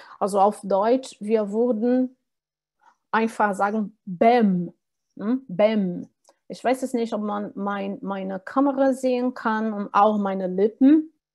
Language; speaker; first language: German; non-native, fluent; Portuguese